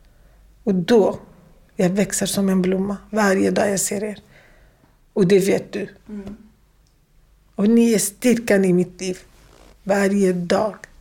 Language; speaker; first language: Swedish; non-native, fluent; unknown